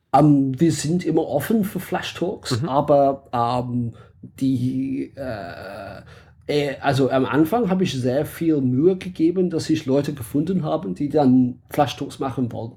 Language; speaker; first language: German; non-native, fluent; English